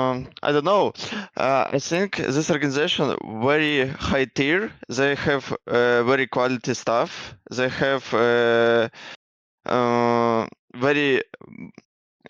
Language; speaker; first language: English; non-native, learner; Russian